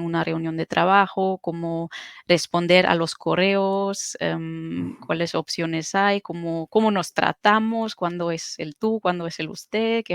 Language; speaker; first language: Spanish; non-native, fluent; German